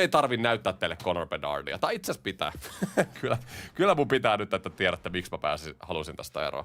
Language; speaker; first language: Finnish; native; Finnish